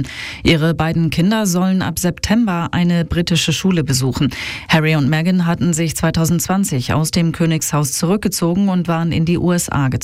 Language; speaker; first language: German; native; German